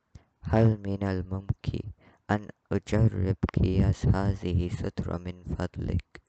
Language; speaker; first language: Arabic; non-native, learner; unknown